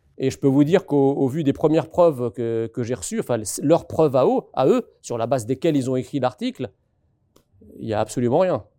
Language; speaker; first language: French; early bilingual, other home language; Arabic